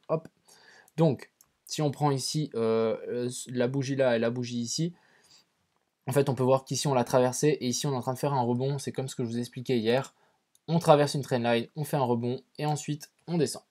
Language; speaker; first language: French; native; French